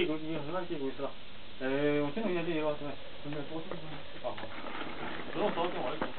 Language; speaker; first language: Chinese; native; Chinese